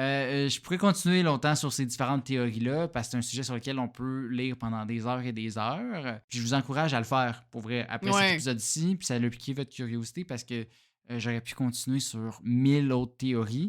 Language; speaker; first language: French; native; French